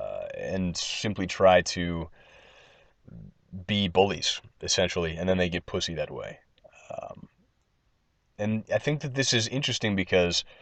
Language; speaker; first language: English; native; English